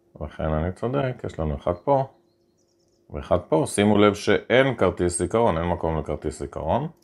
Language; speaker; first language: Hebrew; native; Hebrew